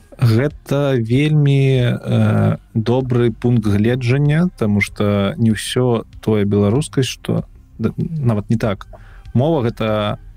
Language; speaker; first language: Belarusian; non-native, local second language; Russian